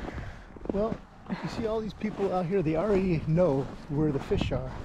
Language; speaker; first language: English; native; English